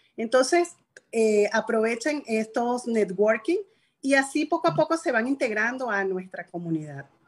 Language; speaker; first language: Spanish; native; Spanish